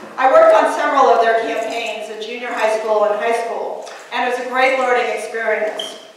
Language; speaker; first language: English; native; English